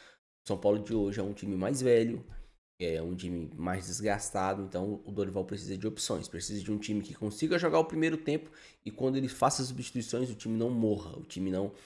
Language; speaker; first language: Portuguese; native; Portuguese